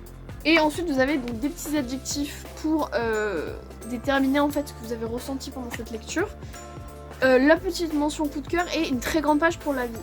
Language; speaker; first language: French; native; French